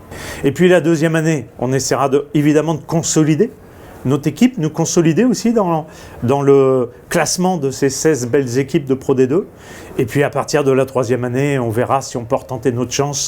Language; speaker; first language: French; native; French